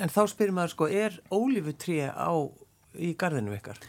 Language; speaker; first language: Icelandic; native; Icelandic